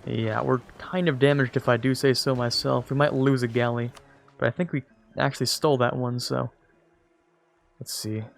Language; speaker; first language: English; native; English